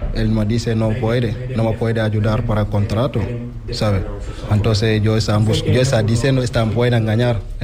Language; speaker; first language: Spanish; non-native, learner; Wolof